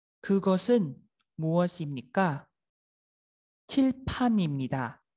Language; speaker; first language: Korean; non-native, fluent; Vietnamese